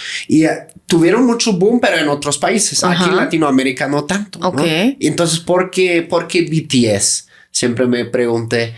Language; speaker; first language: Spanish; native; Spanish